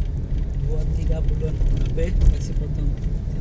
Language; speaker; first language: Indonesian; non-native, learner; Maithili